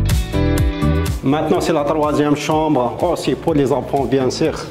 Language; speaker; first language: French; non-native, fluent; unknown